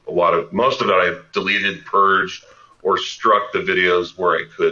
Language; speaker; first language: English; native; English